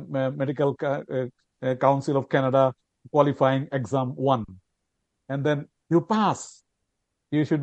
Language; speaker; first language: English; non-native, local second language; Bangla